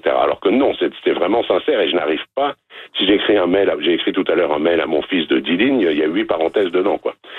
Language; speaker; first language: French; native; French